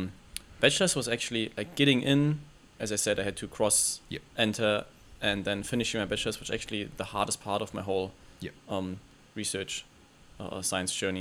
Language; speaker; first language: English; non-native, fluent; German